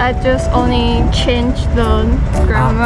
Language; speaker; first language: English; non-native, learner; Chinese